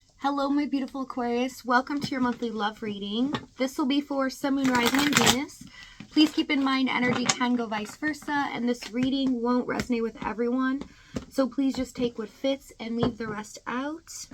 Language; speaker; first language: English; native; English